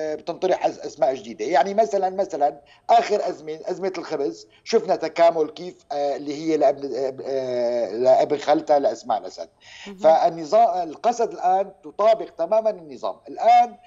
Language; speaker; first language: Arabic; native; Arabic